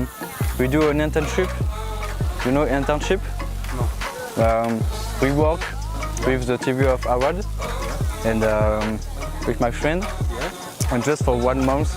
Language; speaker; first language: English; non-native, learner; French